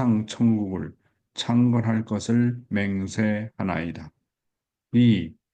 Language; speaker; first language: Korean; native; Korean